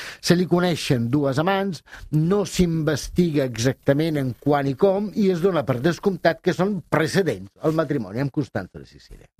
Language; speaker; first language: Catalan; non-native, fluent; Italian